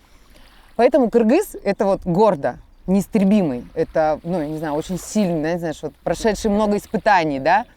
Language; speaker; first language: Russian; native; Russian